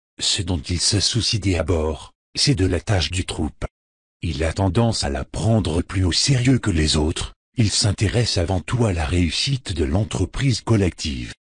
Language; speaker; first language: French; native; French